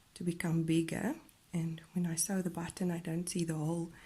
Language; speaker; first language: English; non-native, local second language; Afrikaans